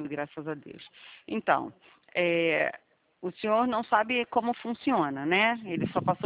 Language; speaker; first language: Portuguese; native; Portuguese